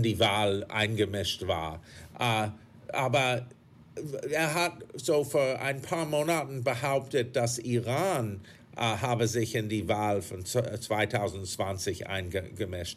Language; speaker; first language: German; non-native, fluent; English